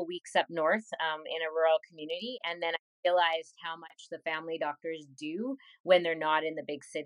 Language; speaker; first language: English; native; English